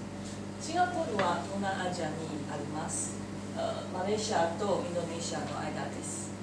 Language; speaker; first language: Japanese; non-native, learner; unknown